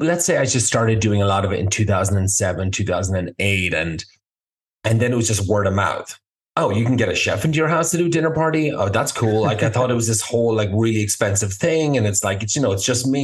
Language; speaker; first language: English; native; English